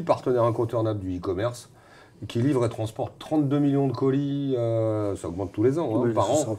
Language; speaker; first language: French; native; French